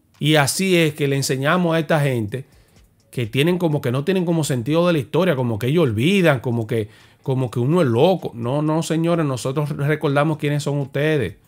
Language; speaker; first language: Spanish; native; Spanish